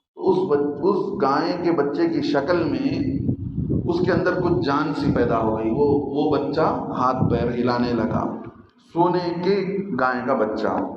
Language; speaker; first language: Urdu; native; Urdu